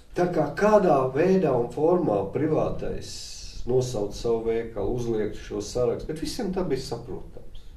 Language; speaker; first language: Latvian; native; Latvian